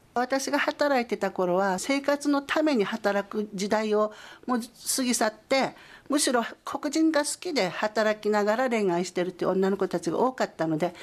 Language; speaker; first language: Japanese; native; Japanese